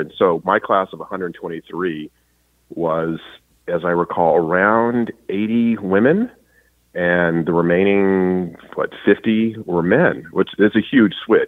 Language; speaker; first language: English; native; English